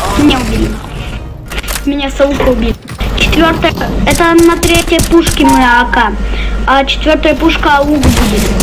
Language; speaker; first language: Russian; native; Russian